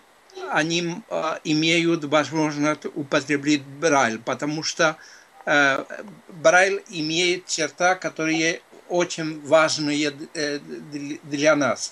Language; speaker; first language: Russian; non-native, fluent; Spanish